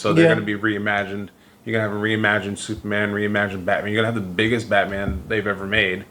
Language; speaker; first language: English; native; English